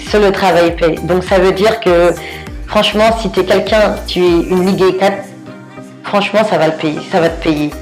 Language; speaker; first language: French; early bilingual, other home language; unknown